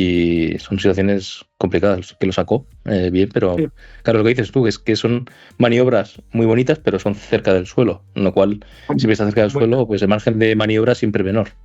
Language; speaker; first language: Spanish; native; Spanish